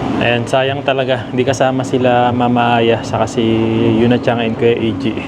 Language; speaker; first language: Filipino; native; Filipino